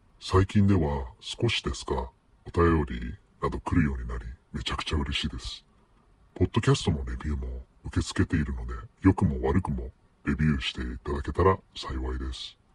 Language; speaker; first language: Japanese; non-native, fluent; English